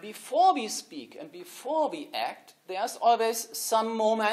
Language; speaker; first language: English; non-native, fluent; German